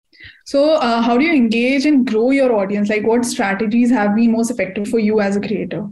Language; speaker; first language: English; non-native, local second language; Hindi